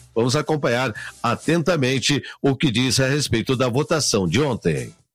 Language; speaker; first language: Portuguese; native; Portuguese